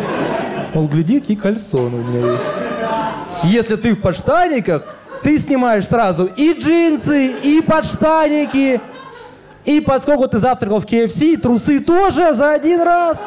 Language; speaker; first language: Russian; native; Russian